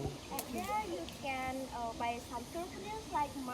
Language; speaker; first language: English; non-native, learner; Indonesian